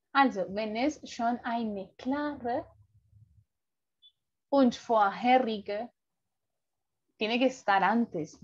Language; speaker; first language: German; non-native, fluent; Spanish